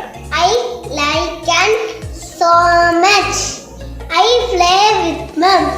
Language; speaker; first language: English; non-native, local second language; Tamil